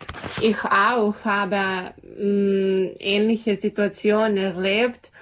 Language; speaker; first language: German; non-native, learner; Serbian